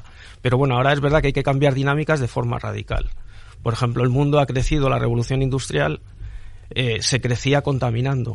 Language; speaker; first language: Spanish; native; Spanish